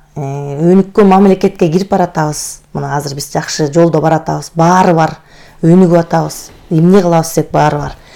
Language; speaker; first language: Kyrgyz; native; Kyrgyz